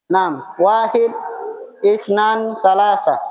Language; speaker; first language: Arabic; non-native, fluent; Indonesian